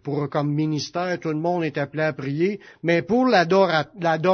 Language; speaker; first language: French; native; French